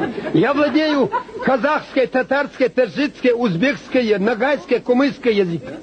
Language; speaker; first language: Russian; non-native, local second language; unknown